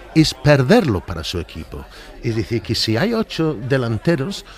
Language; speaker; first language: Spanish; non-native, fluent; English